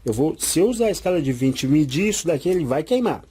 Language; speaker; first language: Portuguese; native; Portuguese